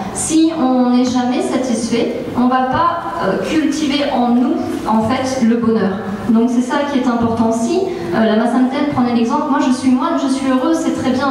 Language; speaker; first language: French; native; French